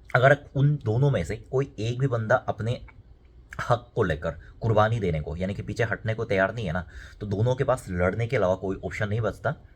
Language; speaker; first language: Hindi; non-native, fluent; Korean